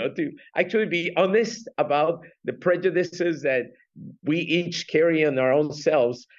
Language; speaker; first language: English; non-native, fluent; Spanish